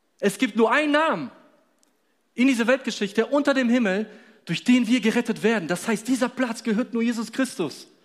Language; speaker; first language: German; non-native, fluent; Polish